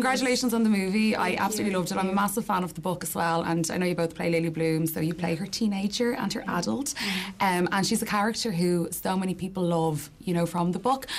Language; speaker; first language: English; native; English